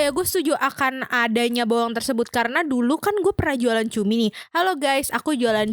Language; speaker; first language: Indonesian; native; Indonesian